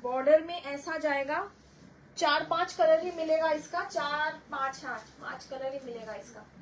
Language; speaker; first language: Hindi; non-native, local second language; Bangla